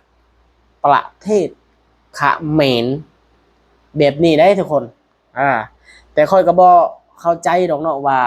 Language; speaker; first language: Thai; non-native, local second language; Lao